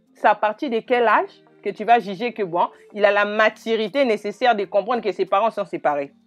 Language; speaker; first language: French; native; French